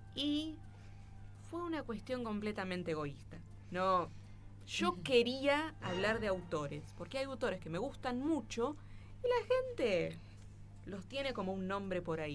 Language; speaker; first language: Spanish; native; Spanish